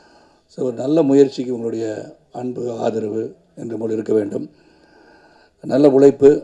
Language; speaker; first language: Tamil; native; Tamil